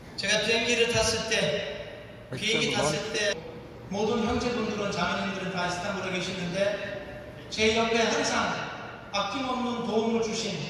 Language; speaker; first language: Korean; non-native, fluent; Turkish